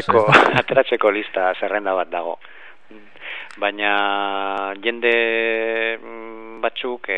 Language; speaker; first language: Basque; non-native, learner; Spanish